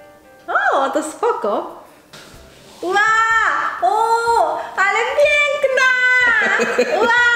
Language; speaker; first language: Polish; non-native, learner; Korean